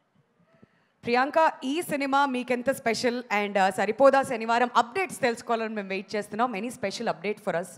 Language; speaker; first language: Telugu; native; Telugu